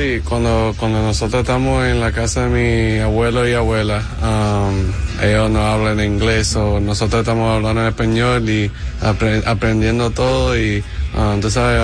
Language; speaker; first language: Spanish; early bilingual, heritage; Spanish